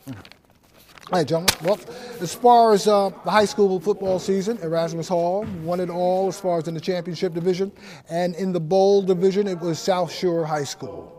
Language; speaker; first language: English; native; English